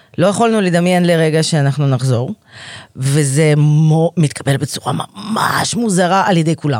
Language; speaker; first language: Hebrew; native; Hebrew